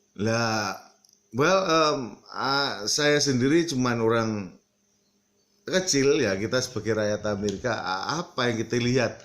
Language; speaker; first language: Indonesian; early bilingual, heritage; Indonesian